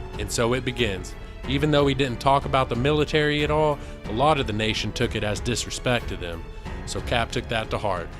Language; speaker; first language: English; native; English